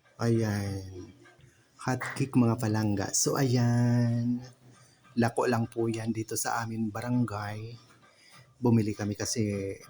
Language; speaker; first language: Filipino; non-native, local second language; Waray